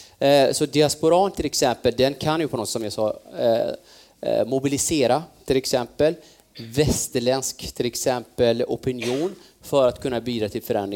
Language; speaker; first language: Swedish; non-native, fluent; Kurdish